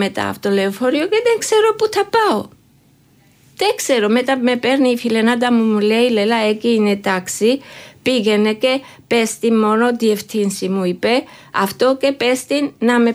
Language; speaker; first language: Greek; non-native, learner; Georgian